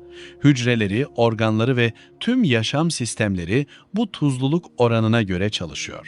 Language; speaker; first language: Turkish; native; Turkish